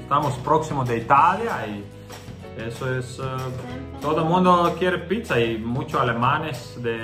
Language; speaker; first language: Spanish; non-native, learner; Croatian